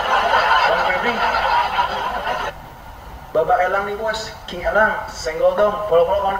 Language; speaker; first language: Indonesian; native; Indonesian